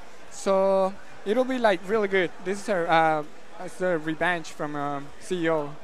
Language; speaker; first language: English; non-native, learner; Spanish